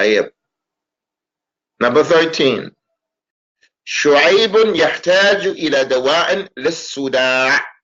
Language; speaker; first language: Arabic; non-native, fluent; English